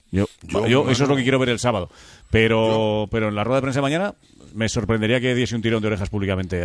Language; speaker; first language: Spanish; native; Spanish